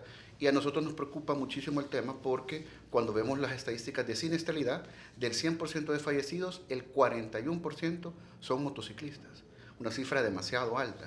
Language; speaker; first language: Spanish; native; Spanish